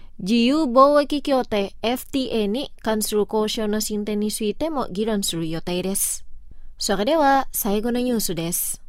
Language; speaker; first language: Japanese; non-native, fluent; Indonesian